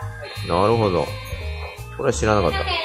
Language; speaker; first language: Japanese; native; Japanese